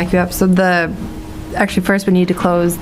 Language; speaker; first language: English; native; English